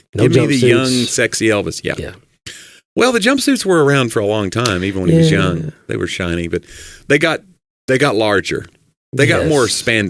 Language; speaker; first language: English; native; English